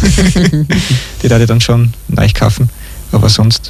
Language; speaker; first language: German; native; German